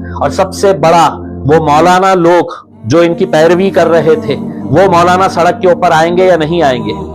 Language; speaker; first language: Hindi; native; Hindi